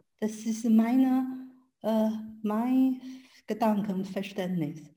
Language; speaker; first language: German; non-native, learner; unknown